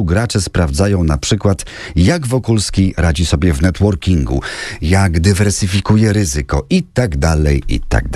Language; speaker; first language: Polish; native; Polish